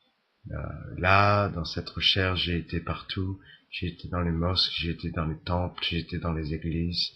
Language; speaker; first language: French; native; French